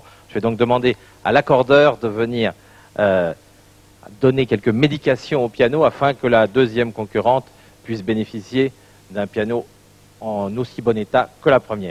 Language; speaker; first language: French; native; French